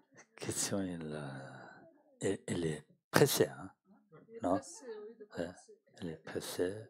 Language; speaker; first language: French; non-native, learner; Tibetan